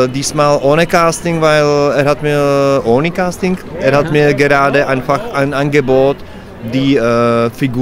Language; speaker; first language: German; non-native, learner; Czech